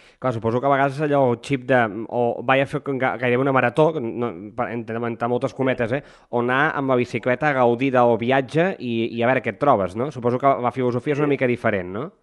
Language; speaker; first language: Catalan; native; Catalan